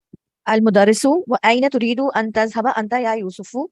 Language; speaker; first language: Arabic; non-native, learner; Urdu